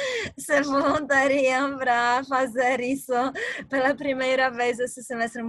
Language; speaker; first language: Portuguese; non-native, fluent; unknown